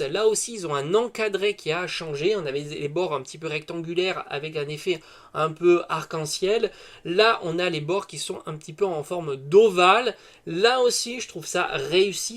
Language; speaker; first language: French; native; French